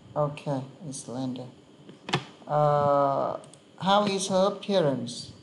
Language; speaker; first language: English; non-native, learner; Vietnamese